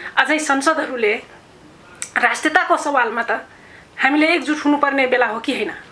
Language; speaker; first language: Nepali; non-native, local second language; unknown